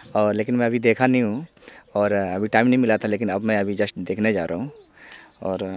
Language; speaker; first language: Hindi; native; Hindi